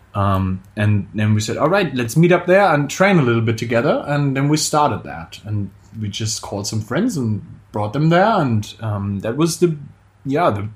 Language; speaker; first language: English; non-native, fluent; German